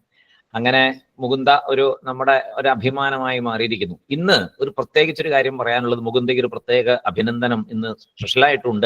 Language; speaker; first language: Malayalam; native; Malayalam